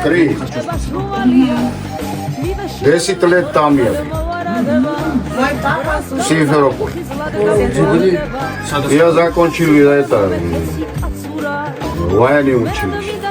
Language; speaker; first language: Russian; non-native, local second language; Georgian